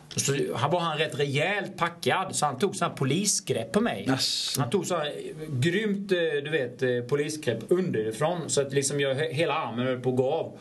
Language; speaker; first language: Swedish; native; Swedish